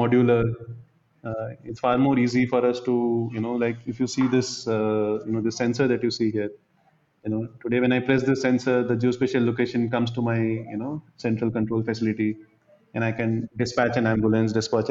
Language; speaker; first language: English; non-native, local second language; Bangla